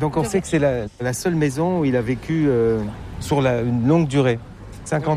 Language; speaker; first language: French; native; French